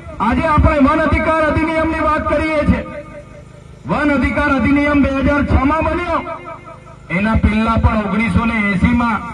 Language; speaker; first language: Gujarati; non-native, local second language; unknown